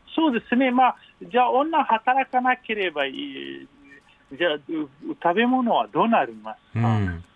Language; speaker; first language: Japanese; non-native, fluent; Persian